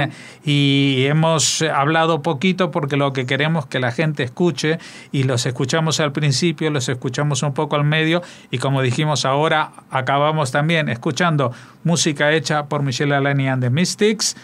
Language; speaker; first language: Spanish; native; Spanish